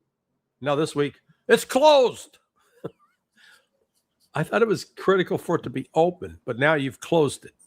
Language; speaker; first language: English; native; English